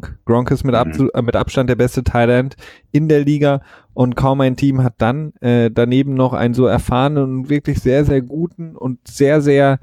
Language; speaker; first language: German; native; German